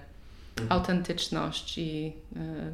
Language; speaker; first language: Polish; non-native, learner; English